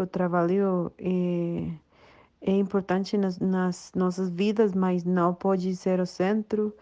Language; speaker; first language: Portuguese; non-native, learner; Spanish